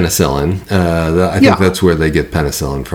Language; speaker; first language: English; native; English